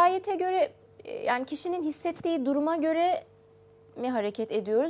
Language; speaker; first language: Turkish; native; Turkish